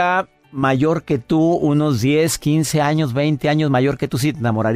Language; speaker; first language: Spanish; native; Spanish